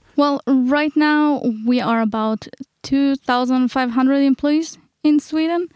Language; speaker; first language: English; non-native, fluent; Hebrew